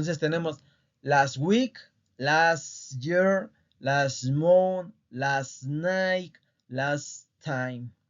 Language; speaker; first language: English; non-native, fluent; Spanish